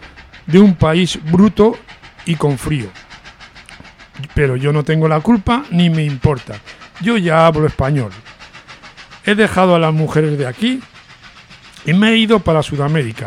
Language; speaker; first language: Spanish; native; Spanish